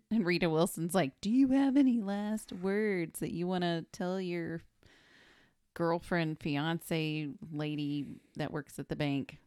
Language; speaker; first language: English; native; English